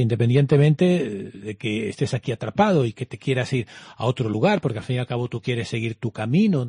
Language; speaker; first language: Spanish; native; Spanish